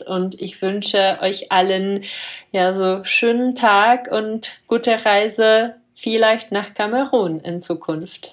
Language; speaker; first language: German; non-native, fluent; Czech